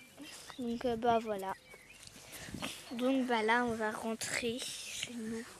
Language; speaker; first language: French; native; French